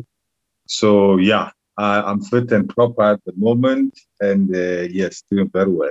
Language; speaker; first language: English; non-native, local second language; Xhosa